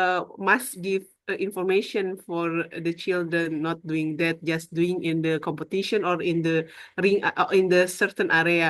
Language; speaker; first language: English; non-native, learner; Indonesian